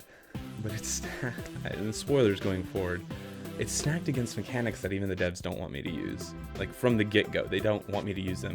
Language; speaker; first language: English; native; English